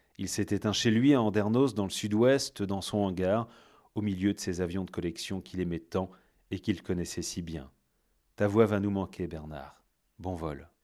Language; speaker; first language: French; native; French